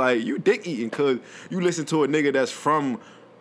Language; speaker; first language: English; native; English